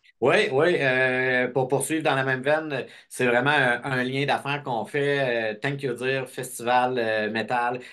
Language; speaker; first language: French; native; French